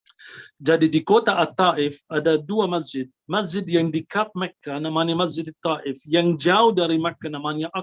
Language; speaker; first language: Indonesian; non-native, fluent; Arabic